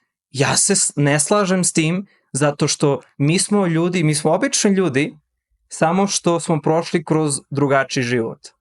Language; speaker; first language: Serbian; early bilingual, heritage; Serbian